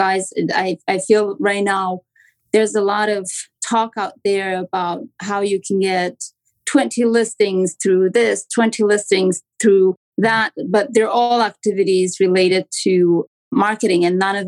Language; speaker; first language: English; non-native, fluent; Romanian